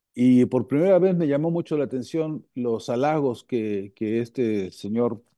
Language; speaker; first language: Spanish; native; Spanish